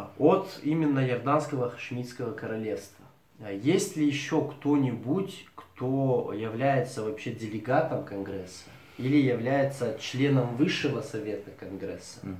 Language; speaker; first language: Russian; native; Russian